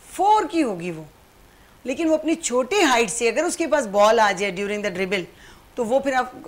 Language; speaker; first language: Urdu; native; Urdu